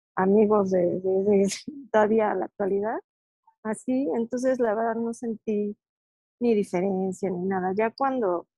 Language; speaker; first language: Spanish; native; Spanish